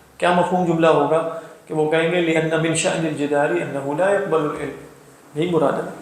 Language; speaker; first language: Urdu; native; Urdu